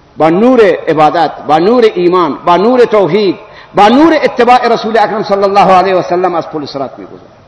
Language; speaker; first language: Persian; non-native, local second language; Baluchi